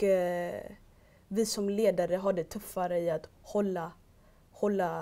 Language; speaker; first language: Swedish; early bilingual, other home language; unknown